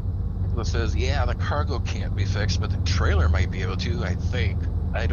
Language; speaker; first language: English; native; English